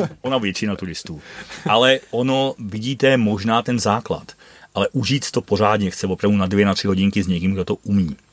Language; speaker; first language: Czech; non-native, fluent; Dutch